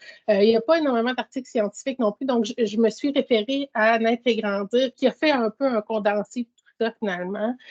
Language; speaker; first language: French; native; French